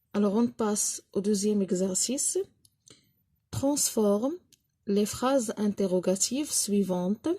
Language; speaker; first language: French; non-native, local second language; Arabic